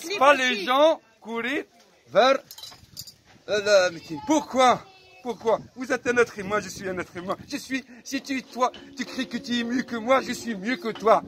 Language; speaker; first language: French; non-native, fluent; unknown